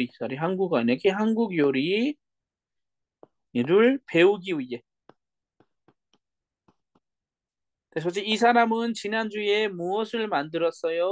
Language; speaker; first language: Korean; non-native, fluent; Nepali